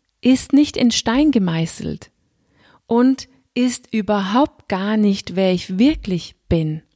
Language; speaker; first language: German; non-native, fluent; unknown